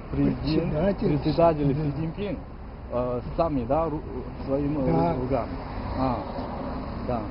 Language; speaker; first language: Russian; non-native, fluent; Chinese